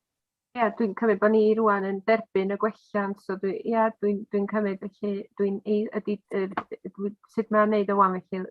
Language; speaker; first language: Welsh; native; Welsh